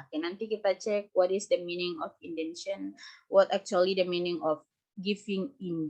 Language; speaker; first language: English; non-native, fluent; Indonesian